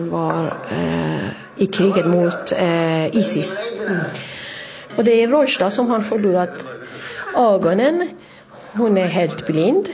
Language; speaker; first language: Swedish; non-native, fluent; Persian